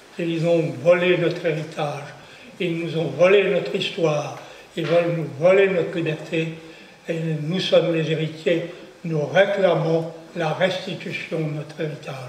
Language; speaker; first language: French; native; French